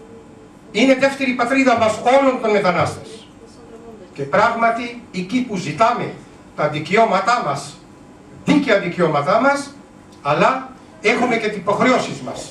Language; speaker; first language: Greek; non-native, learner; Urdu